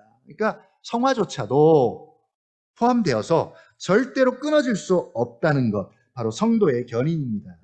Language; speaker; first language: Korean; native; Korean